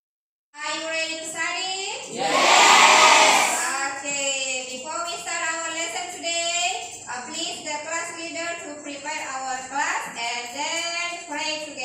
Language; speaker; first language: English; non-native, learner; Indonesian